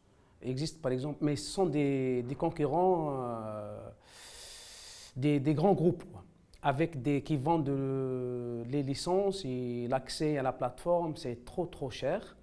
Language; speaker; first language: French; non-native, local second language; Arabic